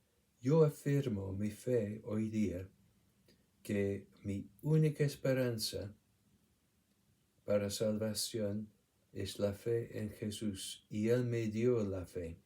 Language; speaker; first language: Spanish; non-native, fluent; English